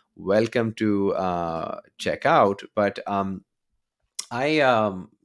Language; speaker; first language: English; non-native, local second language; Urdu